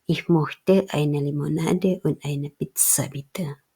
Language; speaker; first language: German; non-native, fluent; Indonesian